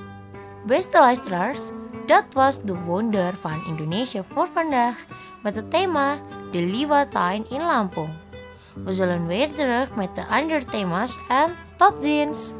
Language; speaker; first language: Dutch; non-native, fluent; Indonesian